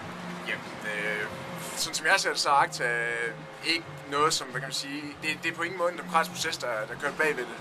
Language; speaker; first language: Danish; native; Danish